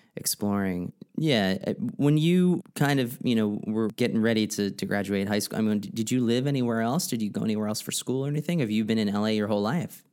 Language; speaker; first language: English; native; English